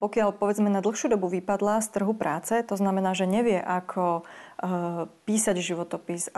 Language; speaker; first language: Slovak; native; Slovak